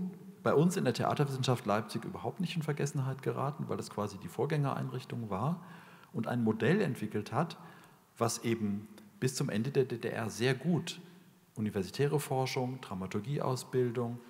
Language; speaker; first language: German; native; German